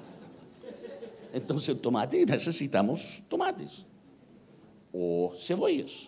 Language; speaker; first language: Spanish; non-native, fluent; English